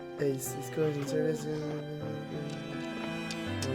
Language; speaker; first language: French; native; French